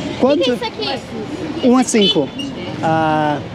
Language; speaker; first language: Portuguese; non-native, learner; Turkish